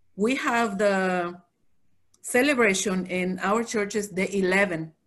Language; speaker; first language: English; non-native, fluent; Spanish